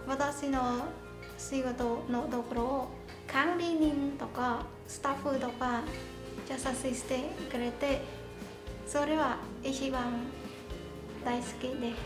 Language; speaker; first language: Japanese; non-native, learner; Burmese